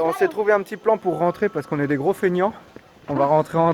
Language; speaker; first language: French; native; French